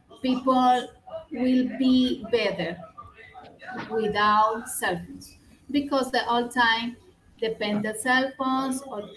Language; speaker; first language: English; non-native, learner; Spanish